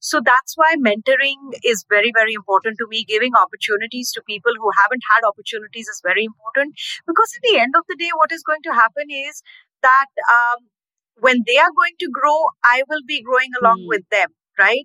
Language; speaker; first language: English; non-native, local second language; Hindi